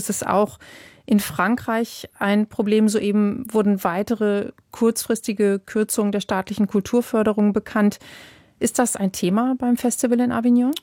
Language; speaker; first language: German; native; German